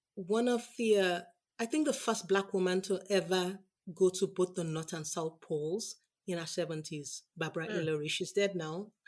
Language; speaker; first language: English; non-native, local second language; Yoruba